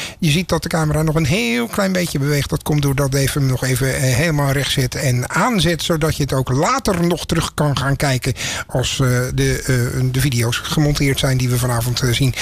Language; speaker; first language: Dutch; native; Dutch